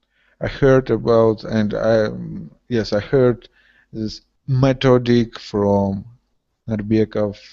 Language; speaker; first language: English; non-native, learner; Russian